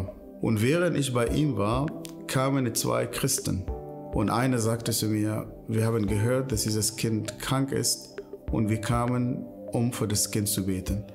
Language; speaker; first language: German; non-native, fluent; Arabic